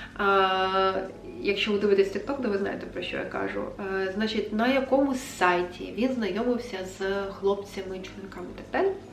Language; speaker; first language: Ukrainian; non-native, local second language; Russian